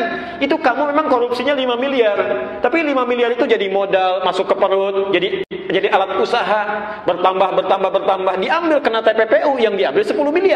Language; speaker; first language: Indonesian; native; Indonesian